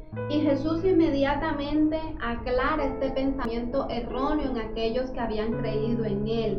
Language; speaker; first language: Spanish; native; Spanish